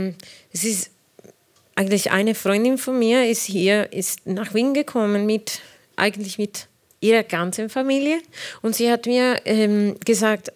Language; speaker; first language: German; non-native, fluent; Spanish